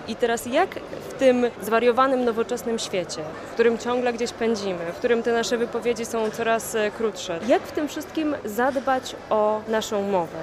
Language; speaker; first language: Polish; native; Polish